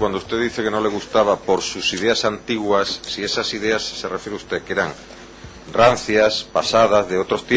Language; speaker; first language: Spanish; native; Spanish